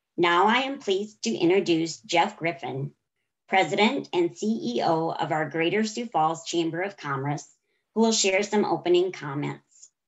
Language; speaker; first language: English; native; English